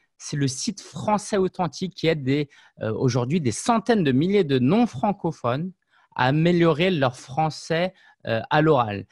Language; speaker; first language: French; native; French